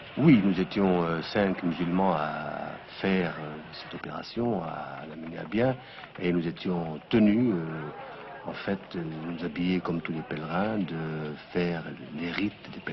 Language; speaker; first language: French; non-native, local second language; Arabic